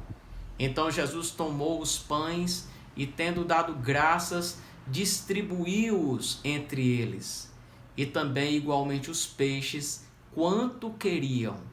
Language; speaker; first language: Portuguese; native; Portuguese